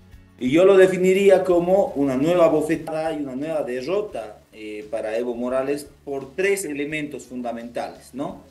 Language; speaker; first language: Spanish; native; Spanish